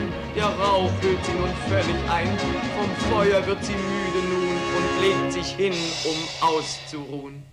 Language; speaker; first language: German; native; German